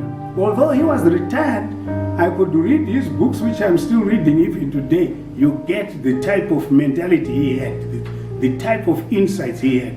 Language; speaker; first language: English; non-native, local second language; Shona